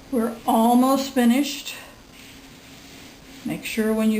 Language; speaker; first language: English; native; English